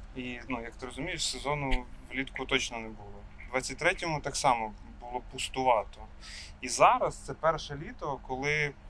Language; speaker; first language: Ukrainian; non-native, local second language; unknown